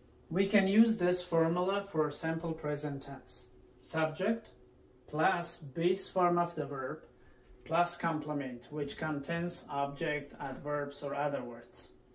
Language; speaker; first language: English; non-native, fluent; Persian